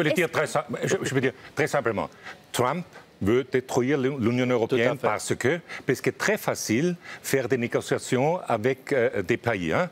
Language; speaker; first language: French; non-native, fluent; German